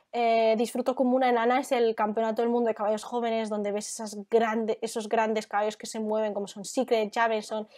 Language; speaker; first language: Spanish; native; Spanish